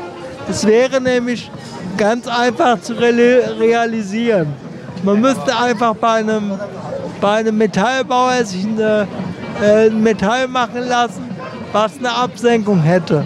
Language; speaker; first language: German; native; German